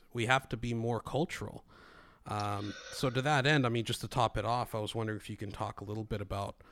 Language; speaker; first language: English; non-native, fluent; Greek